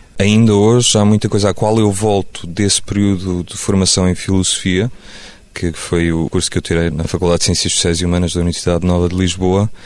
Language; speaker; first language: Portuguese; early bilingual, other home language; French